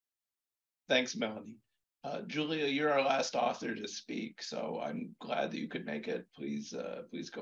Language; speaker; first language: English; native; English